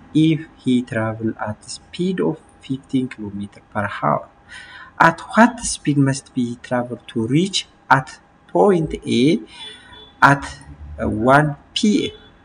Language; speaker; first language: English; non-native, local second language; Amharic